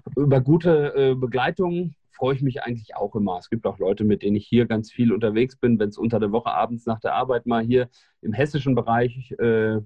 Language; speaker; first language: German; native; German